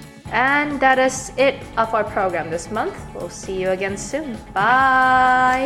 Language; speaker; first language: English; native; English